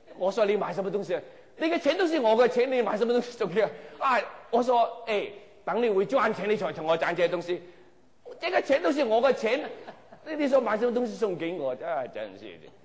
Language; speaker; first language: Chinese; non-native, local second language; Cantonese